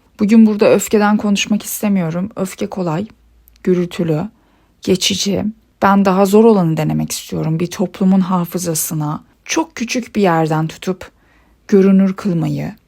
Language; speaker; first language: Turkish; early bilingual, other home language; Persian